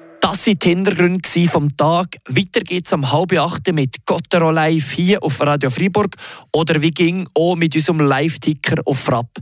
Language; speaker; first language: German; native; German